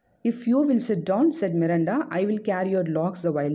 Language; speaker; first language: English; non-native, local second language; Tamil